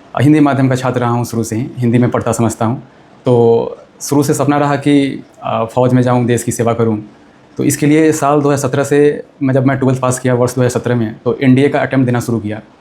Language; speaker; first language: Hindi; native; Hindi